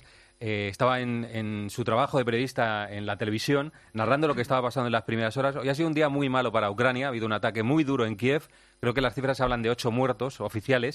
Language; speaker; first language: Spanish; native; Spanish